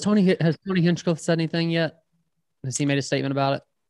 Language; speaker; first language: English; native; English